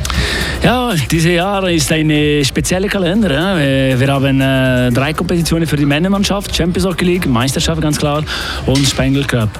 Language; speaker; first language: German; non-native, local second language; French